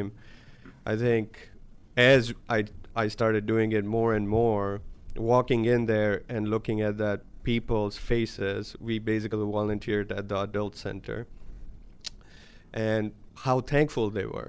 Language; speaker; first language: English; non-native, local second language; Gujarati